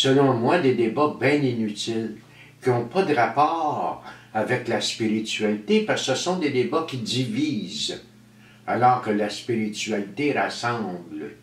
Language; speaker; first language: French; native; French